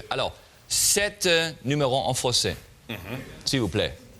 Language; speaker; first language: French; non-native, learner; German